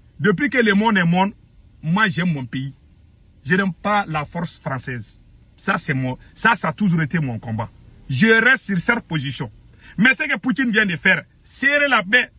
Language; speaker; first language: French; non-native, local second language; Bambara